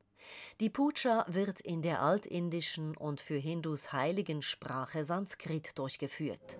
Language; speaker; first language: German; native; German